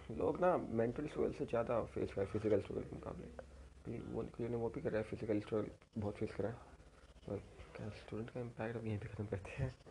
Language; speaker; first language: Hindi; native; Hindi